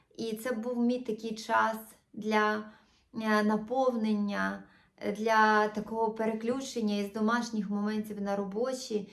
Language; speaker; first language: Ukrainian; non-native, local second language; Russian